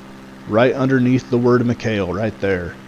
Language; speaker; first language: English; native; English